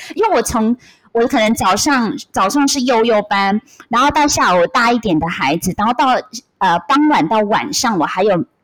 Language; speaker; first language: Chinese; non-native, local second language; Min Nan Chinese